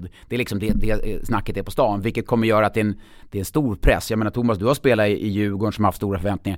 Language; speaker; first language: Swedish; native; Swedish